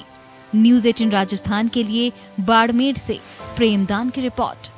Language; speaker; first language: Hindi; native; Hindi